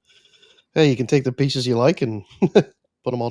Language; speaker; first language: English; native; English